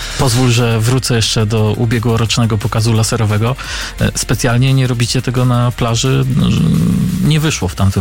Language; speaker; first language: Polish; native; Polish